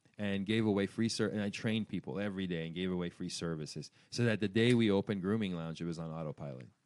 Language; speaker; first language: English; early bilingual, other home language; Persian